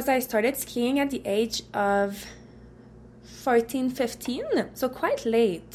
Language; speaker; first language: English; non-native, fluent; French